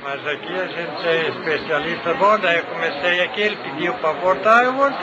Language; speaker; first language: Portuguese; native; Portuguese